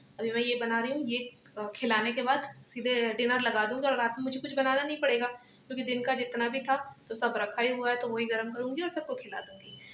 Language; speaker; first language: Hindi; non-native, local second language; Bangla